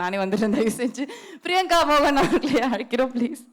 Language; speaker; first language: Tamil; native; Tamil